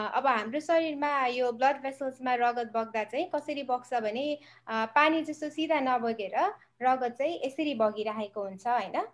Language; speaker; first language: Nepali; native; Nepali